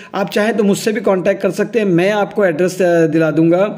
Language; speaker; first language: Hindi; non-native, local second language; Urdu